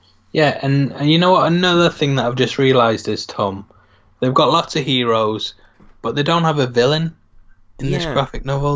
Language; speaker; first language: English; native; English